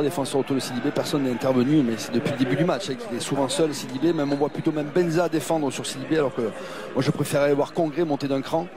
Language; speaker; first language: French; native; French